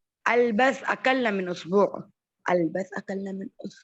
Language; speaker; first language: Arabic; non-native, learner; Urdu